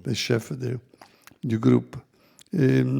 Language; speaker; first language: French; non-native, fluent; Italian